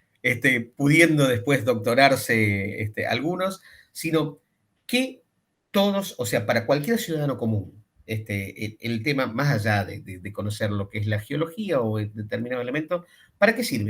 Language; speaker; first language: Spanish; native; Spanish